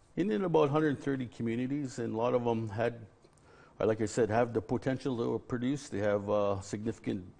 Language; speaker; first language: English; native; English